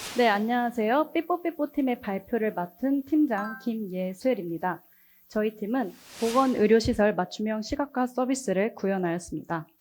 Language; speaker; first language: Korean; native; Korean